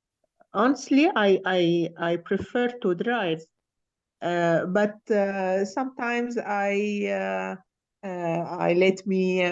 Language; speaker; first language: English; non-native, learner; Arabic